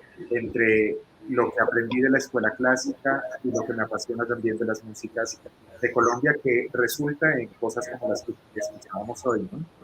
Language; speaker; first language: Spanish; native; Spanish